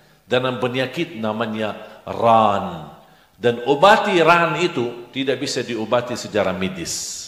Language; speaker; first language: Indonesian; non-native, fluent; Arabic